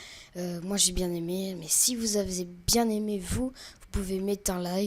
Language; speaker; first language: French; native; French